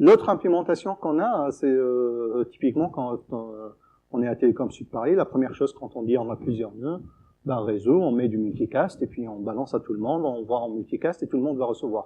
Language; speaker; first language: French; native; French